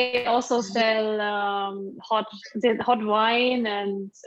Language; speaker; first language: English; non-native, fluent; German